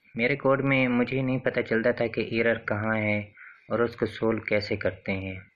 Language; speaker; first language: Urdu; non-native, local second language; Saraiki